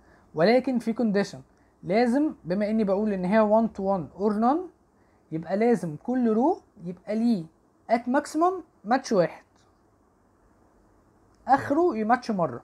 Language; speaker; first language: Arabic; native; Arabic